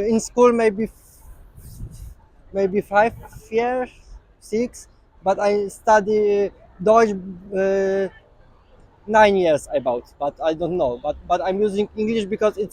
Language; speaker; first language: English; non-native, learner; Polish